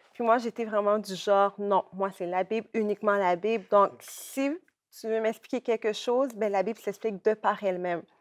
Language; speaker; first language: French; native; French